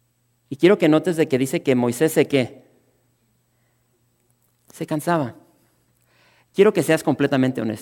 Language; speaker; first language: Spanish; native; Spanish